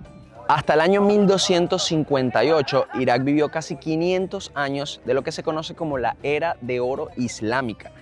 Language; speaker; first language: Spanish; native; Spanish